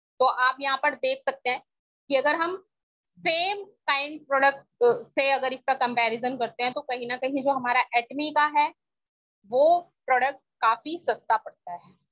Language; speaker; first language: Hindi; native; Hindi